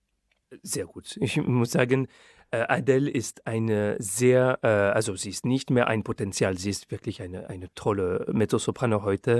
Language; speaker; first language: German; non-native, fluent; French